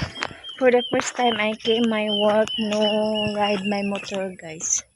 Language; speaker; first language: English; non-native, local second language; Filipino